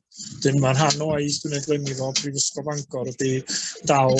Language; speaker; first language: Welsh; native; Welsh